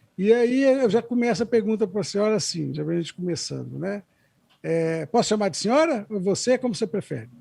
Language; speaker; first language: Portuguese; native; Portuguese